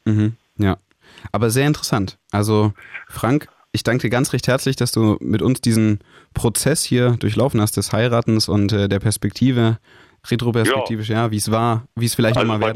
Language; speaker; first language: German; native; German